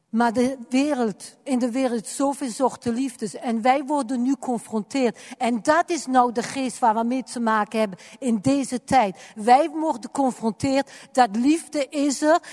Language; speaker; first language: Dutch; non-native, fluent; French